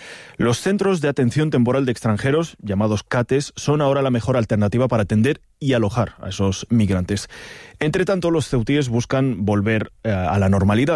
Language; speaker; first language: Spanish; native; Spanish